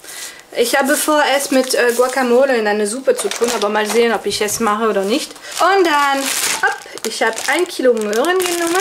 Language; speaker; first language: German; non-native, fluent; French